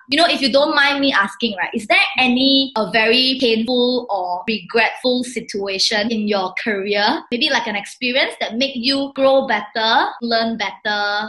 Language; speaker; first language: English; non-native, local second language; Chinese